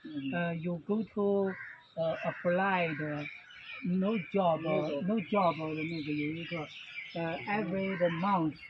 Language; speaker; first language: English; non-native, learner; Chinese